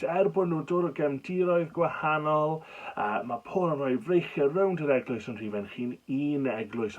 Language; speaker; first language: Welsh; native; Welsh